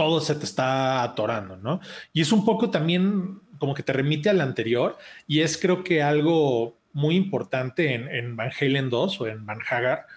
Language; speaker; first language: Spanish; native; Spanish